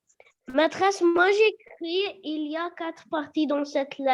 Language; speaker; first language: French; non-native, local second language; Arabic